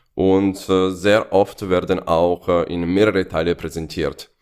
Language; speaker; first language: German; non-native, fluent; Italian